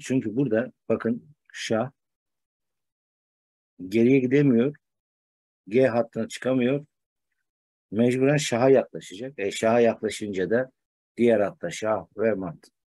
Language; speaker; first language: Turkish; native; Turkish